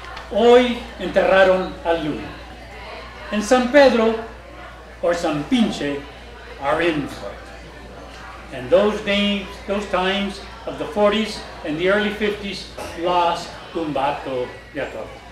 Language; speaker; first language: English; early bilingual, other home language; Spanish